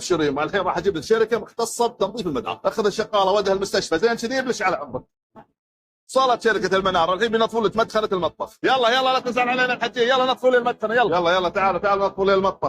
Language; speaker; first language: Arabic; native; Arabic